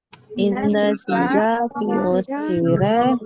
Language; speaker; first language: Korean; non-native, learner; Indonesian